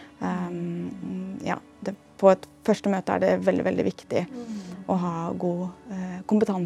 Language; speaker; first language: Norwegian; native; Norwegian